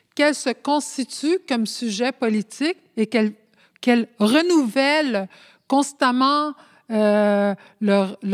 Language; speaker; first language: French; early bilingual, other home language; Spanish